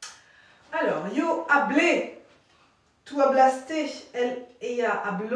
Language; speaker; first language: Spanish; non-native, learner; French